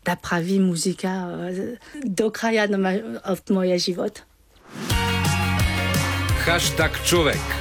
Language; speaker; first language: Bulgarian; non-native, learner; French